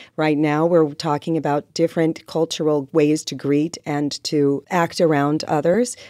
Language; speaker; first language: English; native; English